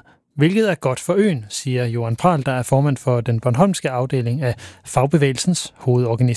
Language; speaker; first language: Danish; native; Danish